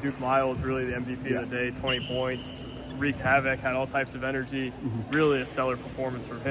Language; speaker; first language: English; native; English